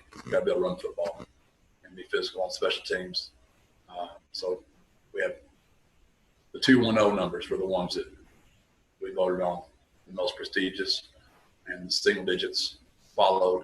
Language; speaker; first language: English; native; English